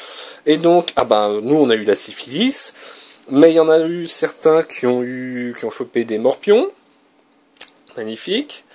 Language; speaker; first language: French; native; French